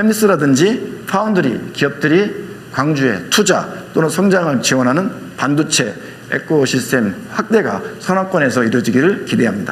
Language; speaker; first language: Korean; native; Korean